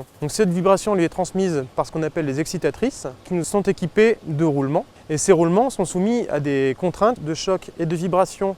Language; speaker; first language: French; native; French